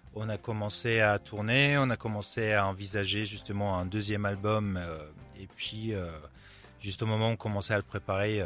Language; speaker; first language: French; non-native, fluent; Hebrew